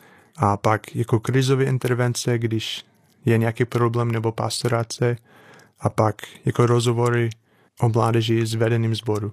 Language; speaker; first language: Czech; non-native, fluent; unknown